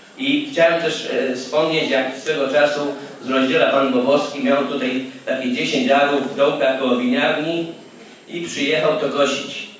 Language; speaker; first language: Polish; native; Polish